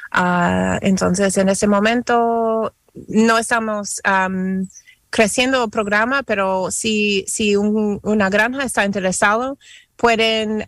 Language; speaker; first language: Spanish; non-native, fluent; English